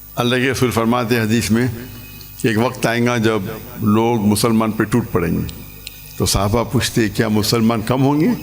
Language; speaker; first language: Urdu; non-native, local second language; English